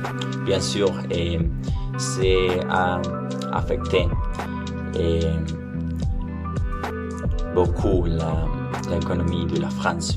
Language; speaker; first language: French; non-native, learner; Spanish